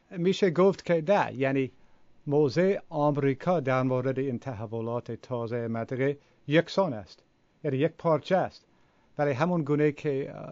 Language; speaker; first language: Persian; non-native, fluent; English